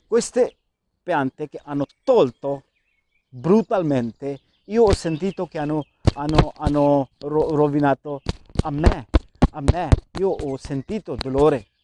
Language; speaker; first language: Italian; non-native, learner; Urdu